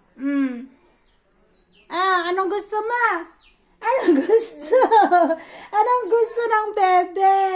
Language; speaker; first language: Filipino; native; Filipino